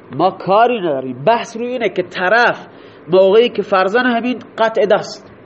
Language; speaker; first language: Persian; non-native, local second language; Baluchi